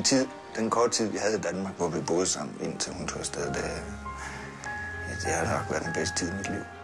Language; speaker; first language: Danish; native; Danish